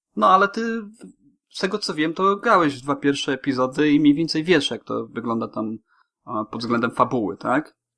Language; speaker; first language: Polish; native; Polish